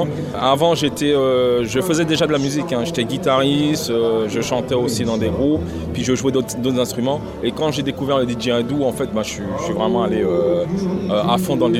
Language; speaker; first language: French; native; French